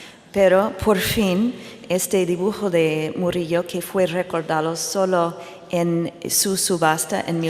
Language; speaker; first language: Spanish; non-native, fluent; English